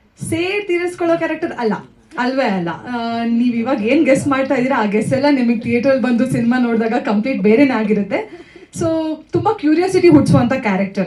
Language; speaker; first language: Kannada; native; Kannada